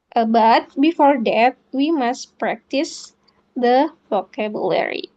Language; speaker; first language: English; non-native, fluent; Indonesian